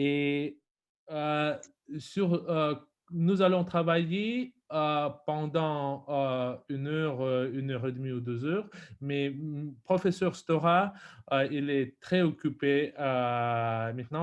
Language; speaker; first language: French; non-native, fluent; Russian